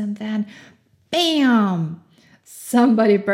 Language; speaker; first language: English; non-native, fluent; German